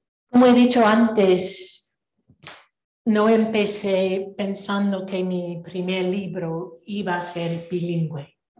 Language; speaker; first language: Spanish; non-native, fluent; English